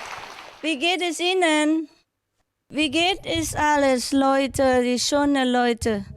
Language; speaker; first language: German; non-native, learner; Vietnamese